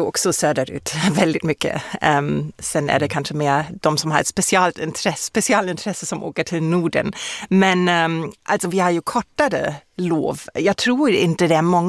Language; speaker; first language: Swedish; non-native, fluent; German